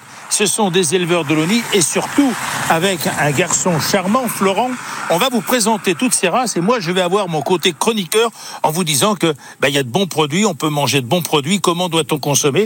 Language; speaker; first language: French; native; French